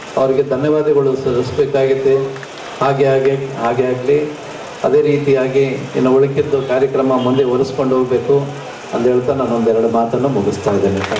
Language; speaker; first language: Kannada; native; Kannada